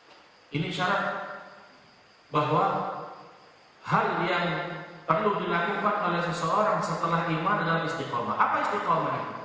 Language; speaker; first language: Indonesian; native; Indonesian